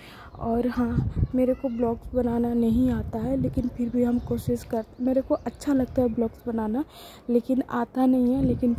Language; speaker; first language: Hindi; non-native, local second language; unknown